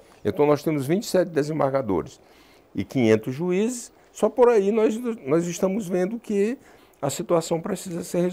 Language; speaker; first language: Portuguese; native; Portuguese